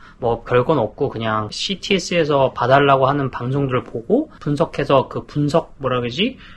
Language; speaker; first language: Korean; early bilingual, heritage; Korean